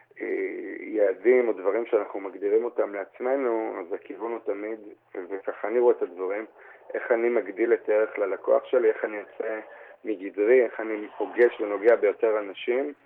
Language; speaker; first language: Hebrew; native; Hebrew